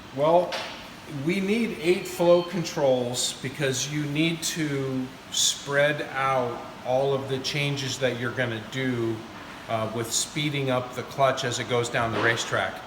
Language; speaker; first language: English; native; English